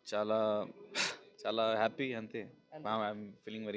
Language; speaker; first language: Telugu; non-native, local second language; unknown